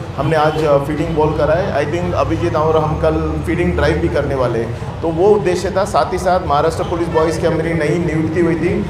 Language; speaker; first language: Hindi; non-native, local second language; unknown